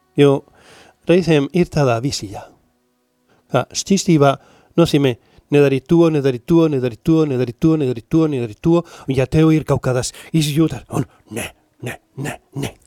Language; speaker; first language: Latvian; non-native, learner; Spanish